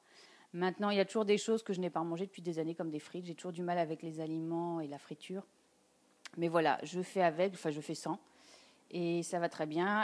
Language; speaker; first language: French; native; French